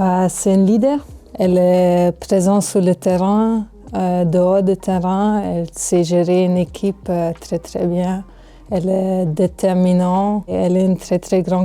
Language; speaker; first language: French; non-native, fluent; Hungarian